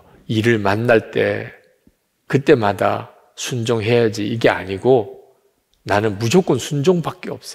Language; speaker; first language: Korean; native; Korean